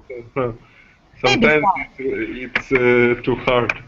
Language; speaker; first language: English; non-native, learner; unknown